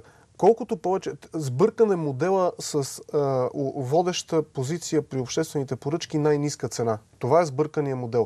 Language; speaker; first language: Bulgarian; native; Bulgarian